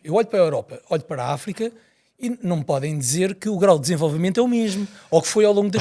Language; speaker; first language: Portuguese; native; Portuguese